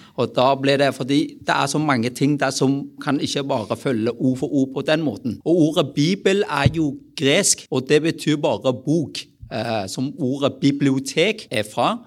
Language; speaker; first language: Norwegian; non-native, fluent; Vietnamese